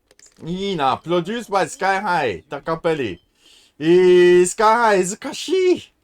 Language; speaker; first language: Japanese; non-native, learner; English